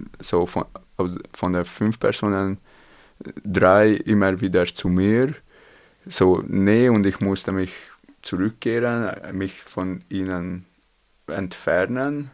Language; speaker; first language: German; non-native, learner; Latvian